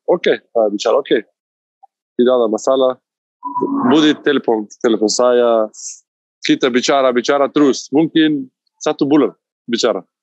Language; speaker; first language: Indonesian; non-native, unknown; Macedonian